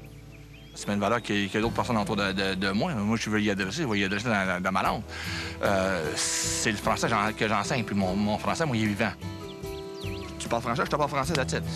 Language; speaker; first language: French; native; French